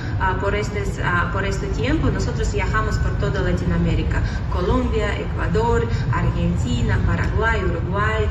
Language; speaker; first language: Spanish; non-native, fluent; Russian